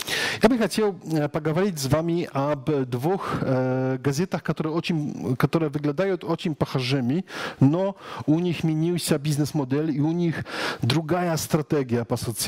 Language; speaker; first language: Russian; non-native, learner; Polish